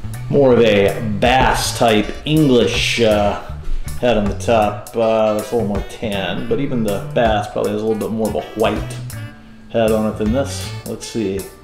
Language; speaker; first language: English; native; English